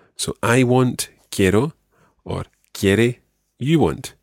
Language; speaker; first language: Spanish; non-native, fluent; English